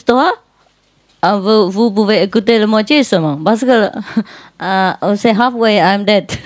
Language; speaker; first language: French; non-native, learner; Vietnamese